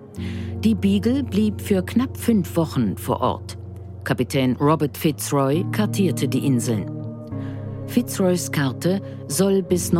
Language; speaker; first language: German; native; German